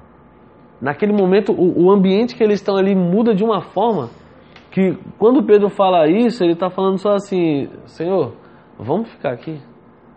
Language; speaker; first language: Portuguese; native; Portuguese